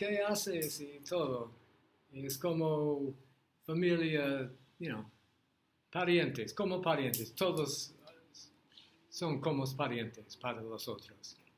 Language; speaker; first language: Spanish; non-native, learner; English